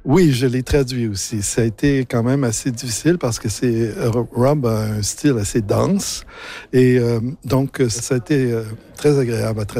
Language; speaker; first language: French; native; French